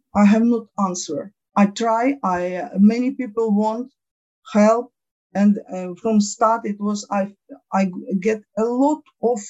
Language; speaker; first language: English; non-native, learner; Ukrainian